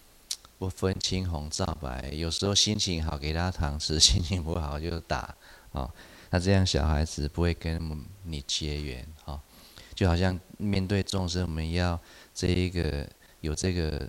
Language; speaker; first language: Chinese; native; Chinese